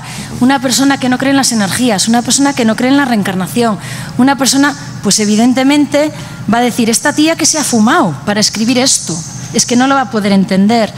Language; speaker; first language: Spanish; native; Spanish